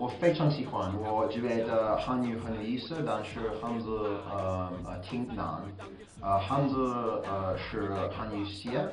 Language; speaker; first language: Chinese; non-native, learner; English